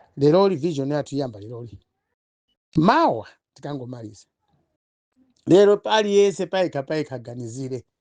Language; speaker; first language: Nyanja; non-native, local second language; Tumbuka